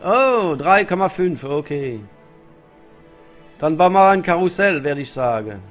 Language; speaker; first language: German; non-native, learner; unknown